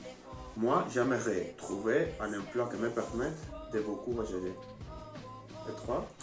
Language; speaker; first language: French; non-native, learner; Spanish